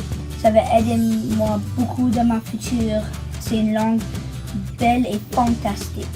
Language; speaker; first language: French; non-native, learner; English